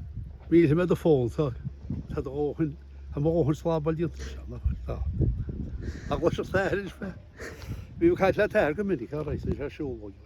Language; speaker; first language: Irish; native; Irish